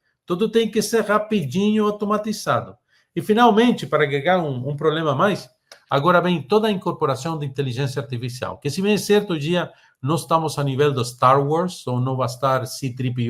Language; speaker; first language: Portuguese; non-native, fluent; Spanish